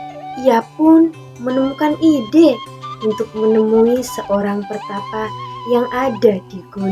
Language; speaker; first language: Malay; non-native, local second language; Javanese